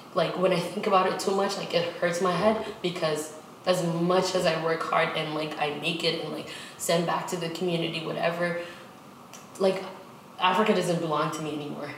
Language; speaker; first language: English; non-native, local second language; Tigrinya